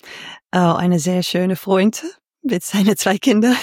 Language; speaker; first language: German; non-native, learner; Dutch